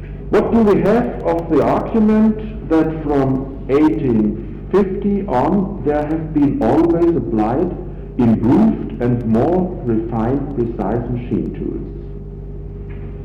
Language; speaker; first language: English; non-native, fluent; German